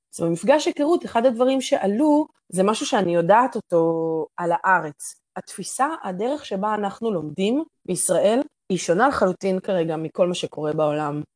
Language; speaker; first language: Hebrew; native; Hebrew